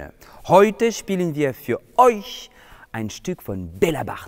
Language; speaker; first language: German; non-native, fluent; French